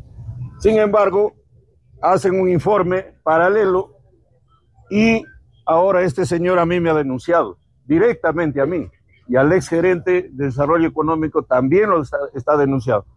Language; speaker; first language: Spanish; native; Spanish